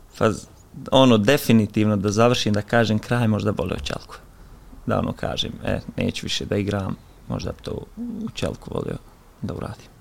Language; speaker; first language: Bosnian; native; Bosnian